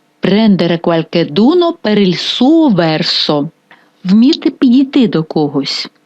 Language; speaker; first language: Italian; non-native, fluent; Ukrainian